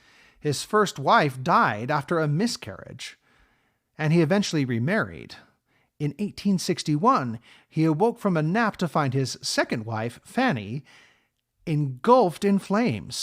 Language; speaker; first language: English; native; English